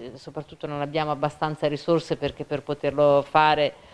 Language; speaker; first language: Italian; native; Italian